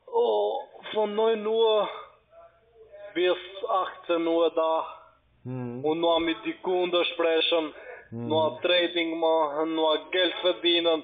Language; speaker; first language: German; non-native, learner; Albanian